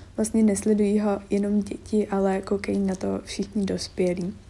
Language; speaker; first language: Czech; native; Czech